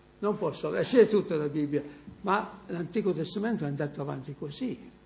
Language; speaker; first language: Italian; non-native, fluent; English